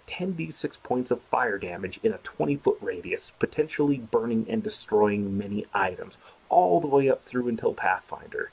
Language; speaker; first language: English; native; English